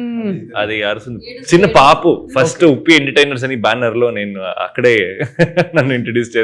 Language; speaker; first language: Telugu; non-native, local second language; Kannada